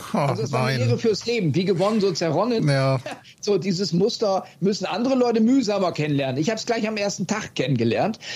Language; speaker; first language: German; native; German